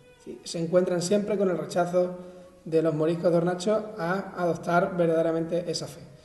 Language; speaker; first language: Spanish; native; Spanish